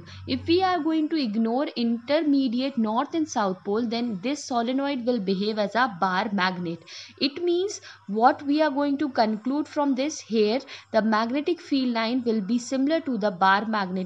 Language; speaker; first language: English; non-native, local second language; Hindi